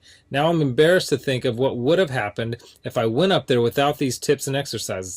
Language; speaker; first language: English; native; English